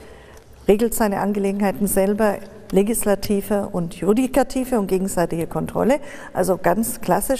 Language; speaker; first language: German; native; German